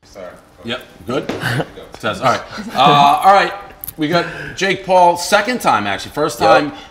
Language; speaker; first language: English; native; English